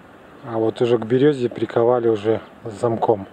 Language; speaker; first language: Russian; native; Russian